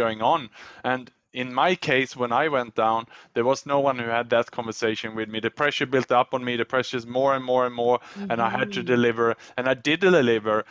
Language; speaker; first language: English; non-native, fluent; Swedish